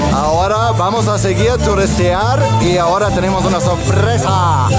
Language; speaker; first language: Spanish; non-native, fluent; German